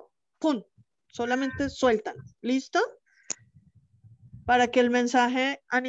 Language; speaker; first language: Spanish; native; Spanish